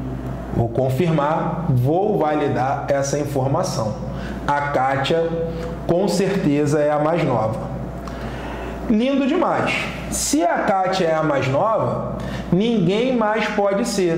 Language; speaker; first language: Portuguese; native; Portuguese